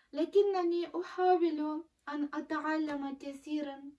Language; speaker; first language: Arabic; non-native, fluent; Ukrainian